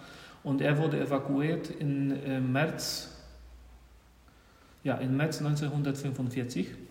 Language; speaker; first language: German; non-native, fluent; Polish